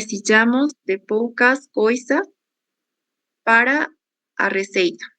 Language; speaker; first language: Portuguese; non-native, learner; Spanish